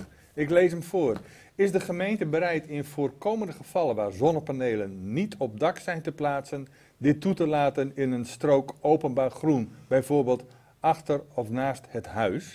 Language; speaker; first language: Dutch; native; Dutch